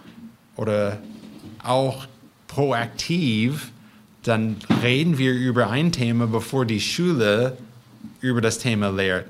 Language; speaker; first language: German; non-native, fluent; English